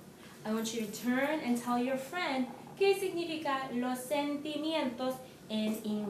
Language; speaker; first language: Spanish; non-native, fluent; English